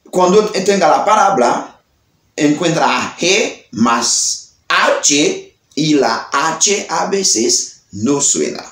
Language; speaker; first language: Spanish; non-native, learner; Haitian Creole